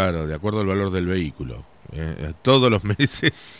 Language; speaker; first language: Spanish; native; Spanish